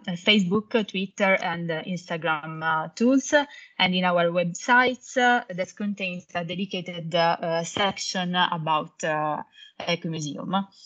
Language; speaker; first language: English; non-native, fluent; Italian